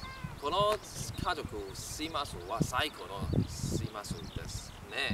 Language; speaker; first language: Japanese; non-native, learner; Chinese